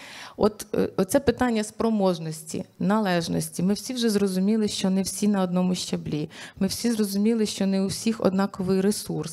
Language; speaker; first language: Ukrainian; native; Ukrainian